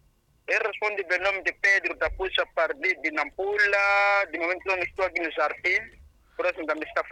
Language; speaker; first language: Portuguese; non-native, local second language; Makhuwa